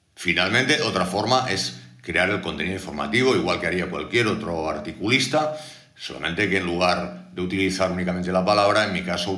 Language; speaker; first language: Spanish; native; Spanish